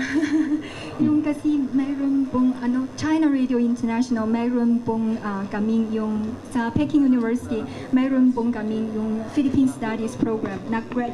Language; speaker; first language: Filipino; non-native, learner; Chinese